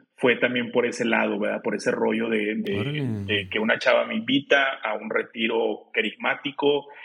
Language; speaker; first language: Spanish; native; Spanish